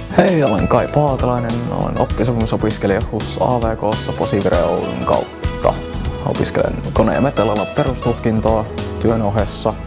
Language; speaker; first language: Finnish; native; Finnish